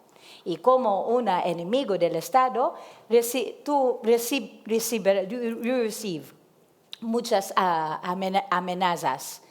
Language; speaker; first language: Spanish; non-native, learner; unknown